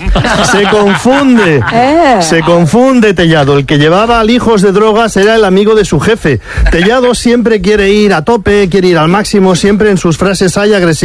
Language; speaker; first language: Spanish; native; Spanish